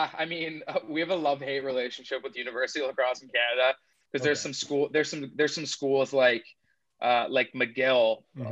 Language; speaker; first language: English; native; English